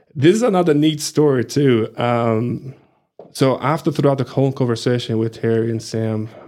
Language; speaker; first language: English; non-native, fluent; Portuguese